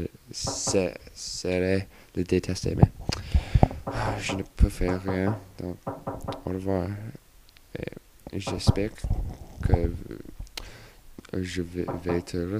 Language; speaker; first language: French; non-native, learner; English